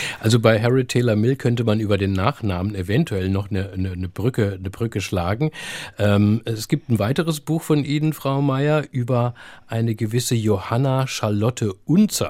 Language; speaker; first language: German; native; German